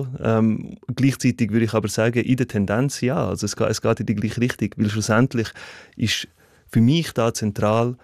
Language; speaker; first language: German; early bilingual, other home language; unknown